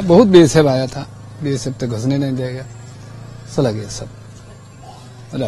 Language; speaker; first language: Hindi; non-native, local second language; Bangla